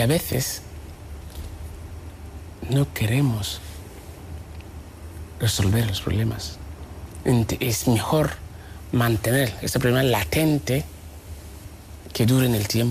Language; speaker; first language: Spanish; non-native, fluent; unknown